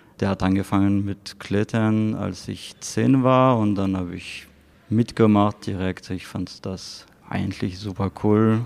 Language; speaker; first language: German; non-native, fluent; French